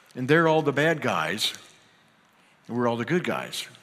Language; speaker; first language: English; native; English